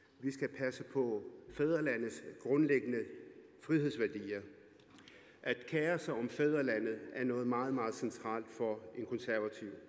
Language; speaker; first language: Danish; early bilingual, other home language; Arabic